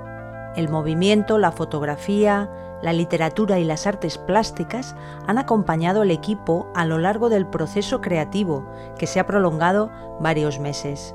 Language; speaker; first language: Spanish; native; Spanish